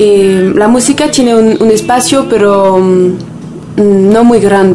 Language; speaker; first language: Spanish; non-native, fluent; French